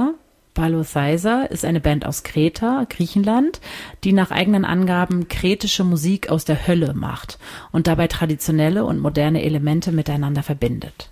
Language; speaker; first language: German; native; German